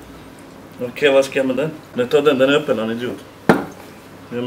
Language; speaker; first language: Swedish; native; Swedish